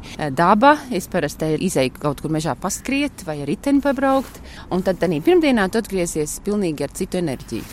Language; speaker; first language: Latvian; native; Latvian